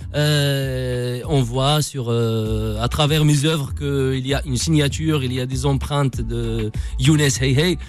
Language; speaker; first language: French; non-native, local second language; Arabic